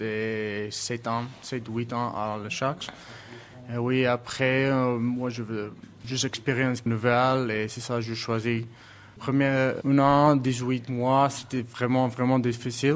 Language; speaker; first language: French; non-native, learner; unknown